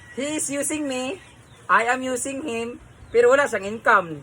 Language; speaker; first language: English; non-native, local second language; Cebuano